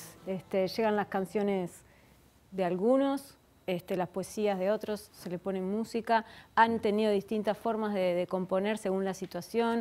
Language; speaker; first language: Spanish; native; Spanish